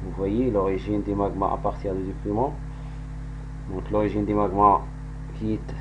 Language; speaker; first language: French; non-native, local second language; Arabic